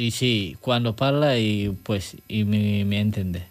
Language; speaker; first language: Spanish; non-native, learner; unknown